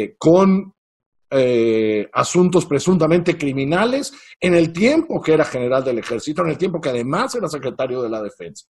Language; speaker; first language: Spanish; native; Spanish